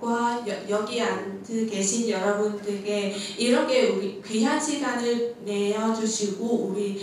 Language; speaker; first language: Korean; non-native, fluent; Vietnamese